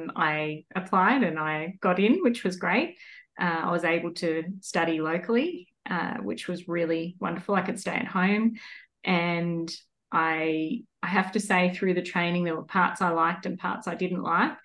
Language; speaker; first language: English; native; English